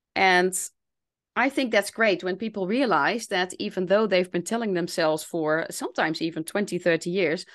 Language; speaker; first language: English; non-native, fluent; Dutch